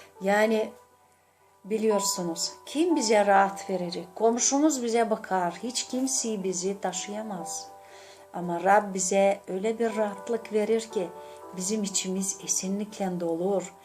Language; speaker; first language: Turkish; non-native, learner; Gagauz